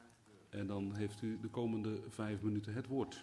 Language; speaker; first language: Dutch; native; Dutch